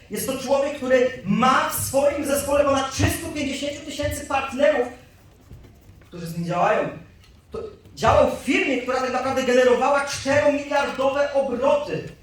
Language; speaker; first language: Polish; native; Polish